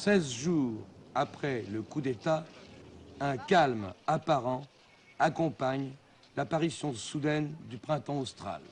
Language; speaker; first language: French; native; French